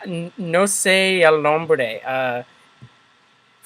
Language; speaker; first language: Spanish; non-native, learner; English